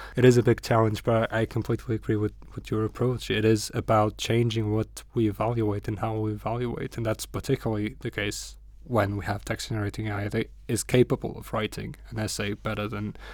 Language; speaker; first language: English; non-native, fluent; Portuguese